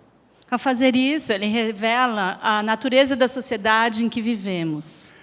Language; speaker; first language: Portuguese; native; Portuguese